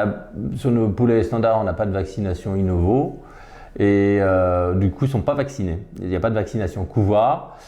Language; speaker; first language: French; native; French